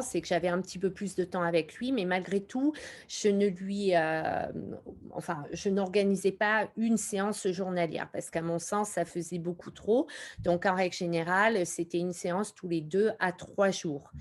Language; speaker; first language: French; native; French